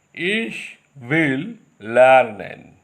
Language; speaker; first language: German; non-native, fluent; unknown